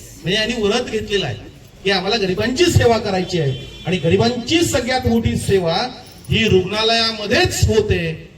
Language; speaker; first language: Marathi; native; Marathi